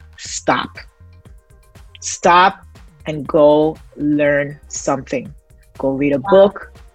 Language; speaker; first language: English; early bilingual, other home language; Spanish